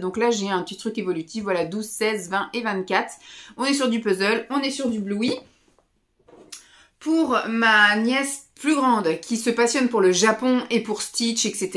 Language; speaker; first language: French; native; French